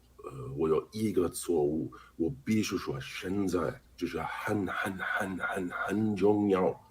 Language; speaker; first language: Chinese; non-native, learner; English